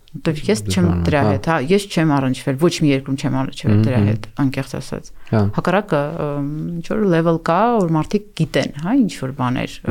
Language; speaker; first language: Armenian; native; Armenian